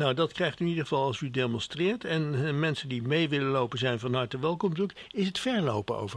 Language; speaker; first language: Dutch; native; Dutch